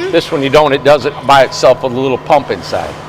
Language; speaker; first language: English; native; English